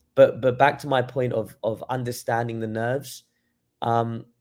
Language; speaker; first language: English; native; English